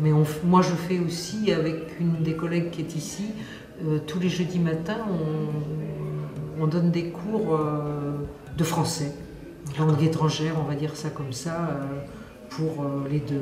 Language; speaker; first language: French; native; French